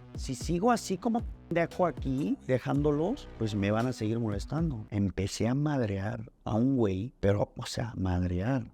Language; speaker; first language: Spanish; early bilingual, other home language; Korean